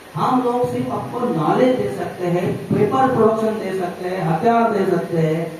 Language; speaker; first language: Hindi; non-native, local second language; Marathi